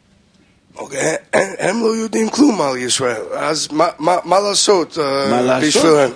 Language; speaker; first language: Hebrew; non-native, learner; English